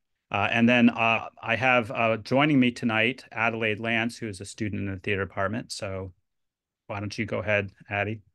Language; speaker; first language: English; native; English